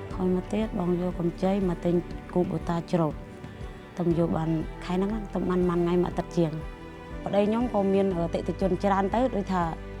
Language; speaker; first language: Khmer; non-native, local second language; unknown